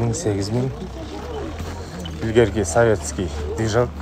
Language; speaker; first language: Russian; non-native, local second language; Kyrgyz